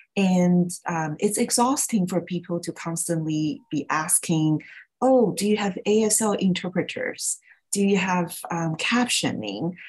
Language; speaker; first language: English; early bilingual, other home language; Thai